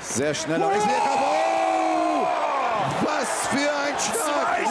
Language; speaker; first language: German; native; German